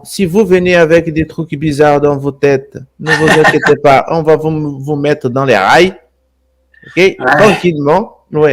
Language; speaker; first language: French; non-native, fluent; Portuguese